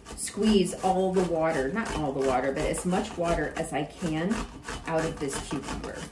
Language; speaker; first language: English; native; English